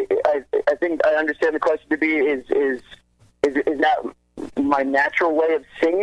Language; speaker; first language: English; native; English